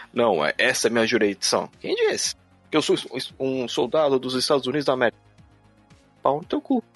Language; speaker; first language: Portuguese; native; Portuguese